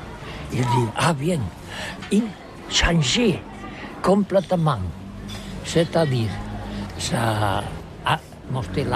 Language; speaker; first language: French; non-native, learner; Catalan